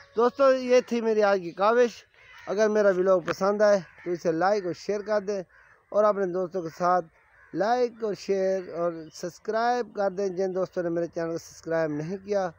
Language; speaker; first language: Urdu; non-native, local second language; Saraiki